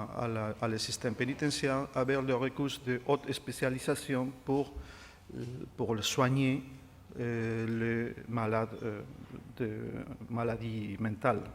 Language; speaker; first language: French; non-native, fluent; Spanish